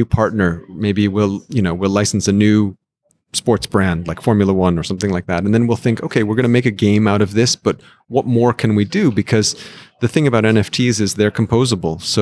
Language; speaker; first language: English; native; English